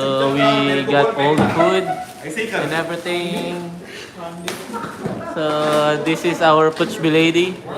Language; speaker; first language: English; non-native, local second language; Filipino